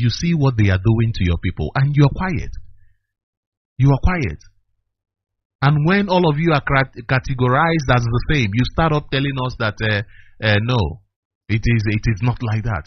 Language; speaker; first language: English; non-native, local second language; Igbo